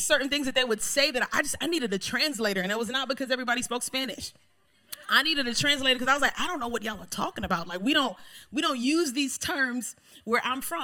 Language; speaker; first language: English; native; English